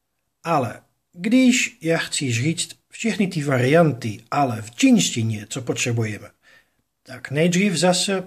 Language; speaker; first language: Czech; non-native, fluent; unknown